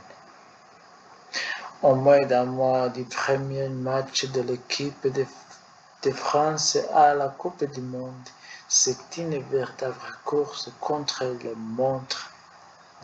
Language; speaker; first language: French; non-native, learner; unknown